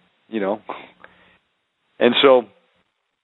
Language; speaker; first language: English; native; English